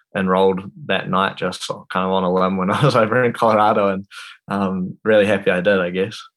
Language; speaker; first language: English; native; English